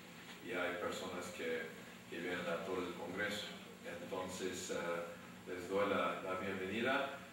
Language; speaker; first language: Spanish; non-native, fluent; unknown